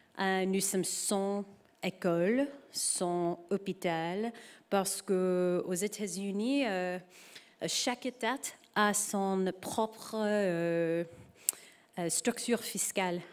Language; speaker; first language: French; non-native, learner; English